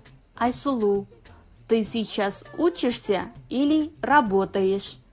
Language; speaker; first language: Russian; non-native, fluent; Kazakh